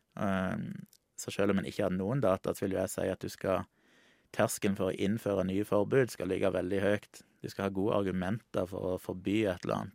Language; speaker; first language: Norwegian; native; Norwegian